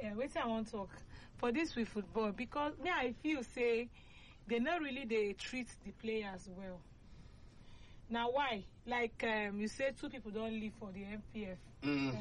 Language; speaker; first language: English; non-native, local second language; Igbo